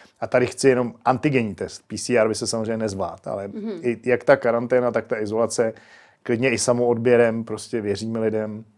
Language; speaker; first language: Czech; native; Czech